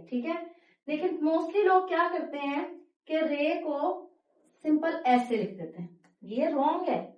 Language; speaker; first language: Urdu; native; Urdu